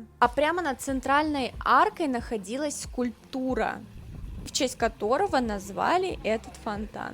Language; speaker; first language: Russian; native; Russian